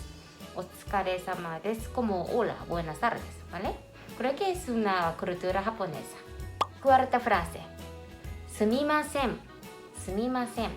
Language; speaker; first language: Spanish; non-native, fluent; Japanese